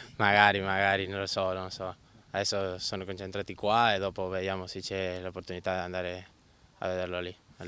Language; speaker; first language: Italian; non-native, learner; Spanish